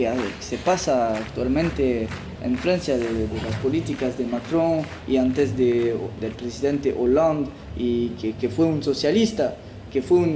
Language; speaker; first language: Spanish; non-native, fluent; French